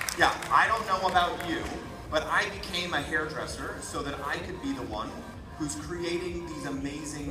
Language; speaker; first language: English; native; English